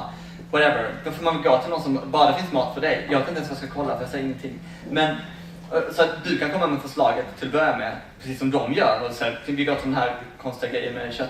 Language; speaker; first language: Swedish; native; Swedish